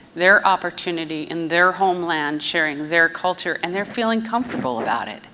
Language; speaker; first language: English; native; English